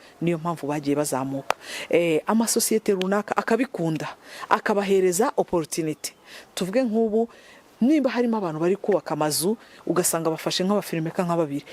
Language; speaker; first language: Kinyarwanda; native; Kinyarwanda